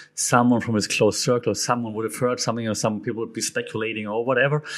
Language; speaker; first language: English; non-native, fluent; German